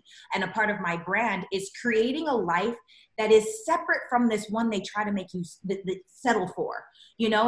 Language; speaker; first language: English; native; English